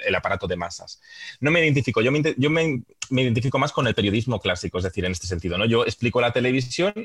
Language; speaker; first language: Spanish; native; Spanish